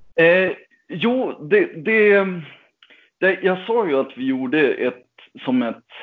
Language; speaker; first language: Swedish; non-native, fluent; English